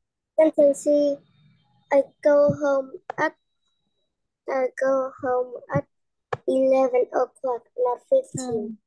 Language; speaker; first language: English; non-native, learner; Vietnamese